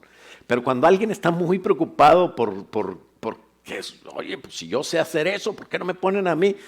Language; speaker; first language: Spanish; native; Spanish